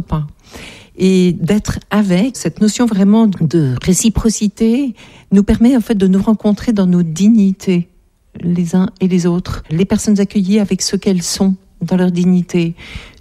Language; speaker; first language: French; native; French